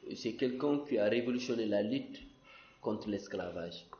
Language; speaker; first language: French; non-native, local second language; Fula